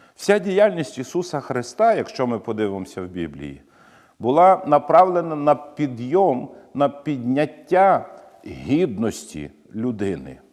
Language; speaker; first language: Ukrainian; native; Ukrainian